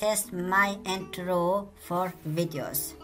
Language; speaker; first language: German; non-native, learner; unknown